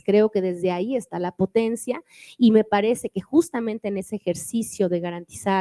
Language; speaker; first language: Spanish; native; Spanish